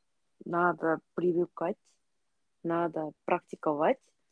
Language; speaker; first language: Russian; non-native, learner; Korean